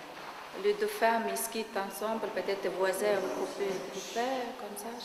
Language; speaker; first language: French; non-native, learner; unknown